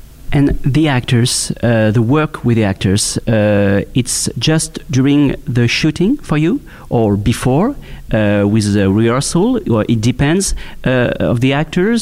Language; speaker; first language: English; non-native, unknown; French